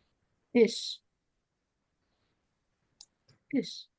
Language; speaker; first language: English; non-native, learner; Indonesian